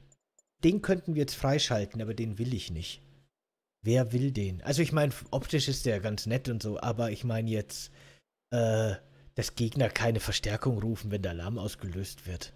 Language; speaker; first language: German; native; German